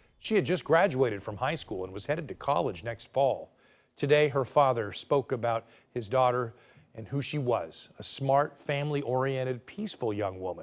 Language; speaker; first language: English; native; English